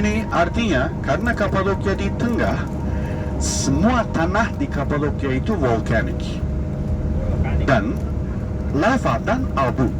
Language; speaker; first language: Indonesian; non-native, fluent; Turkish